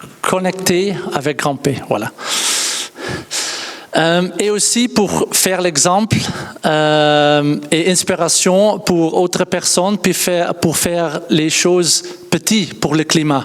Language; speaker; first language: French; non-native, learner; Dutch